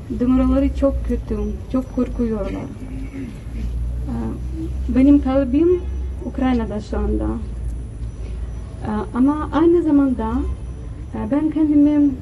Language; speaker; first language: Turkish; non-native, learner; Ukrainian